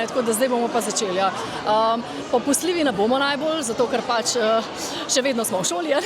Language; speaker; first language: Slovenian; native; Slovenian